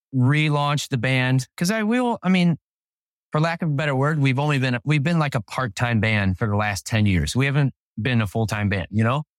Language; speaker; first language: English; native; English